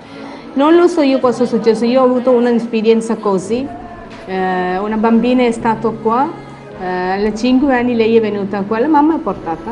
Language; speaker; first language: Italian; non-native, learner; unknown